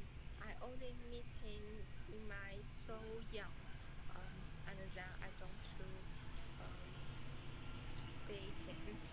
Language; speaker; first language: English; non-native, learner; Chinese